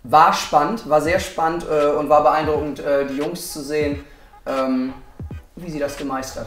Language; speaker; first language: German; native; German